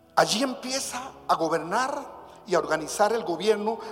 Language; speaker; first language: Spanish; native; Spanish